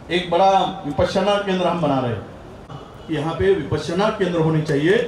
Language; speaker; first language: Hindi; non-native, local second language; Marathi